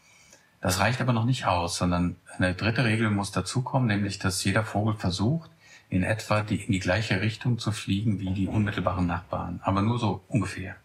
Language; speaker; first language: German; native; German